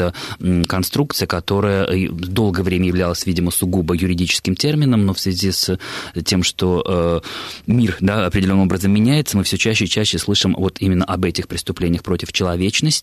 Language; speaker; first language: Russian; native; Russian